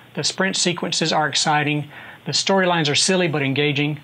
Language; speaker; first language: English; native; English